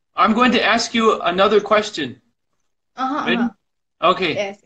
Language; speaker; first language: English; native; English